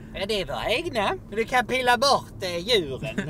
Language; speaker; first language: Swedish; native; Swedish